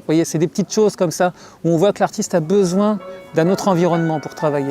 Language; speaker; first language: French; native; French